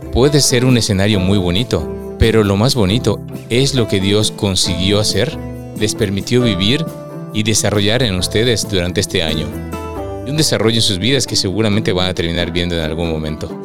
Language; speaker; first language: Spanish; native; Spanish